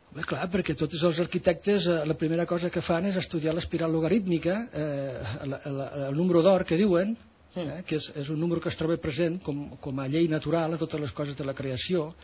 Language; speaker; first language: Catalan; native; Catalan